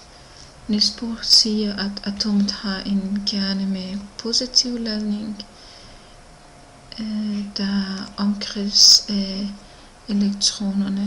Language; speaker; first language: Danish; non-native, learner; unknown